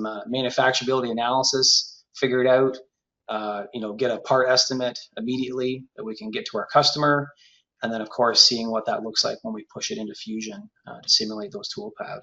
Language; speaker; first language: English; native; English